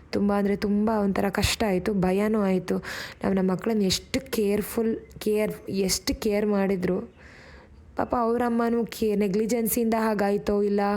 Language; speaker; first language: Kannada; native; Kannada